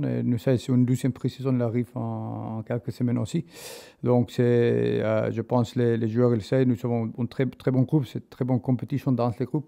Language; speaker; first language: French; non-native, learner; English